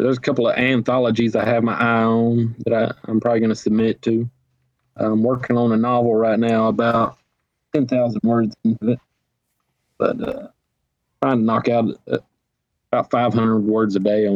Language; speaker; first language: English; native; English